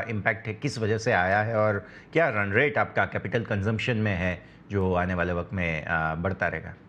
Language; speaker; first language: Hindi; non-native, local second language; Gujarati